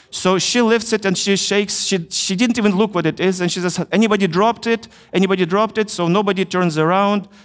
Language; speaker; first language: English; non-native, fluent; Russian